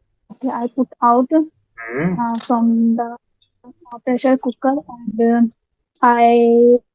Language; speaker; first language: English; non-native, learner; Hindi